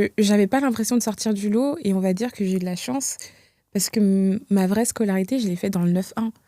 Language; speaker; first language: French; early bilingual, other home language; Kinyarwanda